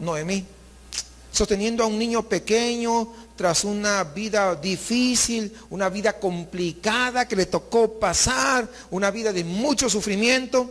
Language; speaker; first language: Spanish; native; Spanish